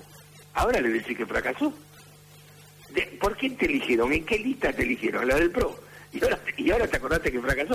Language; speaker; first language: Spanish; native; Spanish